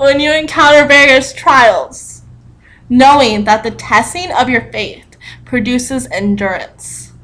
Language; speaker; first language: English; native; English